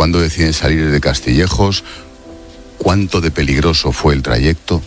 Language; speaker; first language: Spanish; native; Spanish